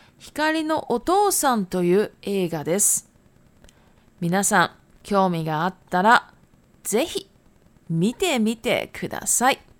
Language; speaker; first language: Japanese; non-native, fluent; Chinese